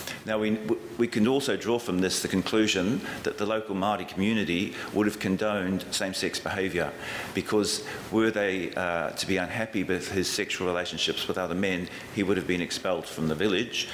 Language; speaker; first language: English; native; English